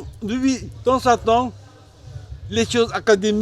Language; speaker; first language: French; non-native, learner; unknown